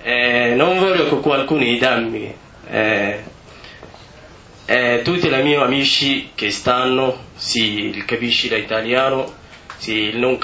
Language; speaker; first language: Italian; non-native, learner; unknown